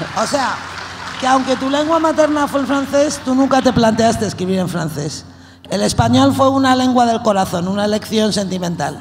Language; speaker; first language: Spanish; native; Spanish